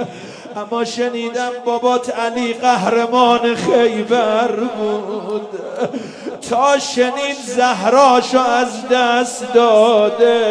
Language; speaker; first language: Persian; native; Persian